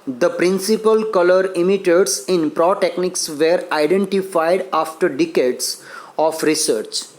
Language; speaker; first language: English; non-native, local second language; Gujarati